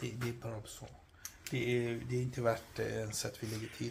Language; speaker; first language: Swedish; non-native, fluent; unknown